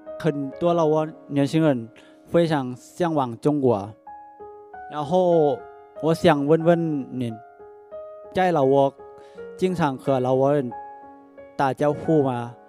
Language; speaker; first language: Chinese; non-native, fluent; Lao